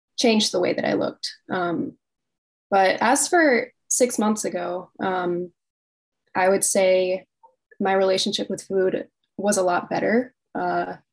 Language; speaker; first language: English; native; English